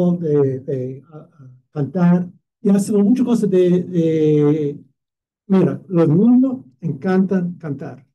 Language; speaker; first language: Spanish; non-native, fluent; English